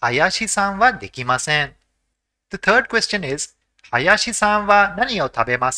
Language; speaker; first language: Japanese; non-native, fluent; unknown